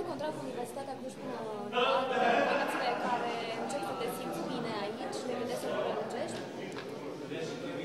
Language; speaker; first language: Romanian; native; Romanian